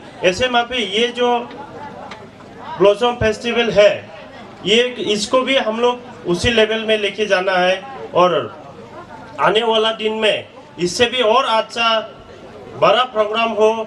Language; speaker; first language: Hindi; non-native, local second language; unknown